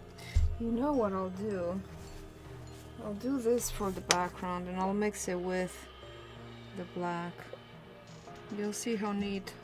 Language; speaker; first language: English; non-native, fluent; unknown